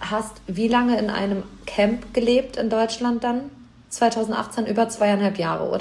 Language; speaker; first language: German; native; German